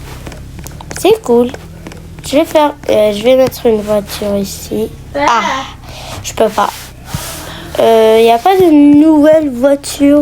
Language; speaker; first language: French; native; French